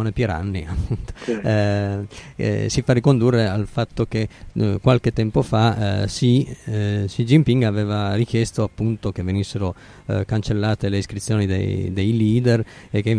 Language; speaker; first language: Italian; native; Italian